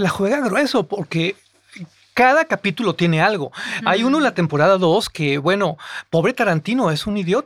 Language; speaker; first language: Spanish; native; Spanish